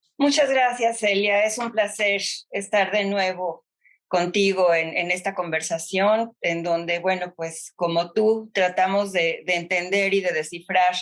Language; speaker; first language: Spanish; native; Spanish